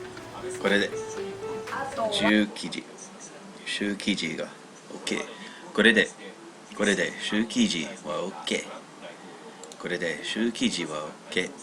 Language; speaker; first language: Japanese; non-native, learner; English